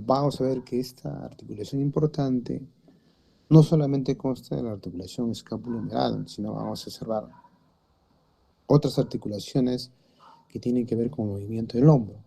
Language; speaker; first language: Spanish; native; Spanish